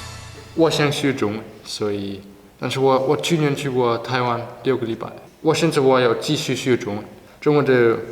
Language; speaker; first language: Chinese; non-native, learner; German